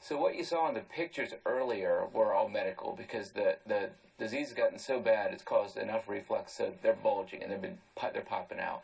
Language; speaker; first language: English; native; English